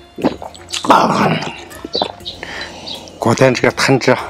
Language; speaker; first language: Chinese; native; Chinese